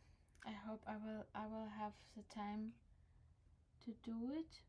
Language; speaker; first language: English; non-native, learner; Crimean Tatar